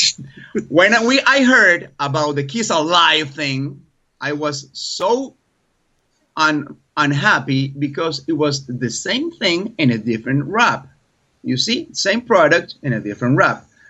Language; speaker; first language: English; non-native, learner; Spanish